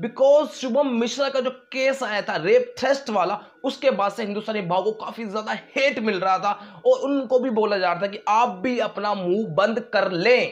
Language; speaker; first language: Hindi; native; Hindi